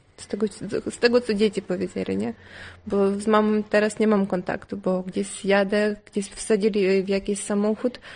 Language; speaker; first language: Polish; non-native, learner; Ukrainian